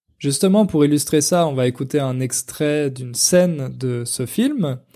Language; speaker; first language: French; native; French